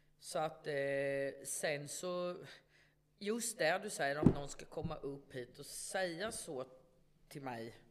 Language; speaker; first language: Swedish; native; Swedish